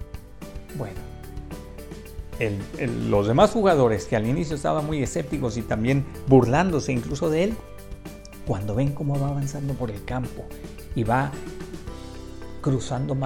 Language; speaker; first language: Spanish; native; Spanish